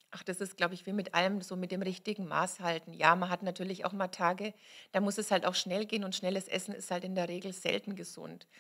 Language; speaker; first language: German; native; German